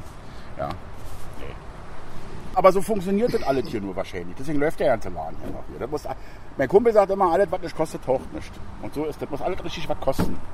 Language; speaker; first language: German; native; German